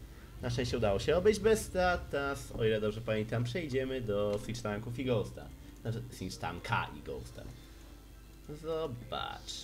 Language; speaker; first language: Polish; native; Polish